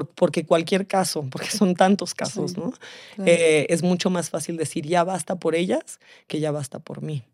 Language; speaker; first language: Spanish; early bilingual, heritage; Spanish